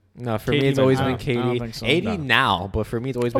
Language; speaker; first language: English; native; English